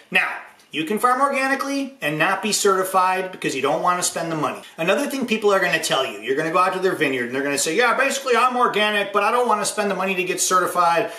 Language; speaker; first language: English; native; English